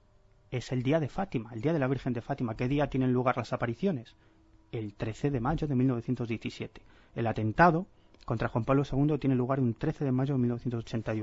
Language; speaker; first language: Spanish; native; Spanish